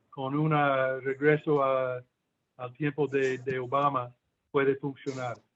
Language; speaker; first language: Spanish; non-native, fluent; English